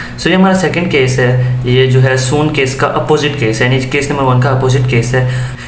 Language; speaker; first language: Urdu; native; Urdu